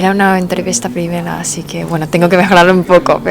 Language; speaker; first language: Spanish; non-native, learner; Japanese